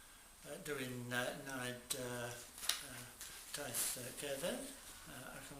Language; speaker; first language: Welsh; non-native, learner; English